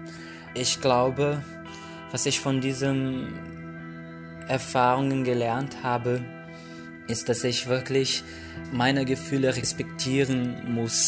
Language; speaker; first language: German; non-native, fluent; Portuguese